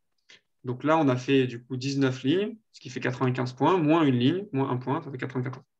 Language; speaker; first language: French; native; French